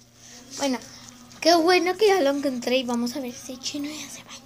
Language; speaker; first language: Spanish; native; Spanish